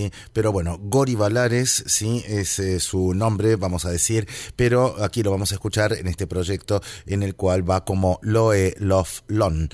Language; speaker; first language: Spanish; native; Spanish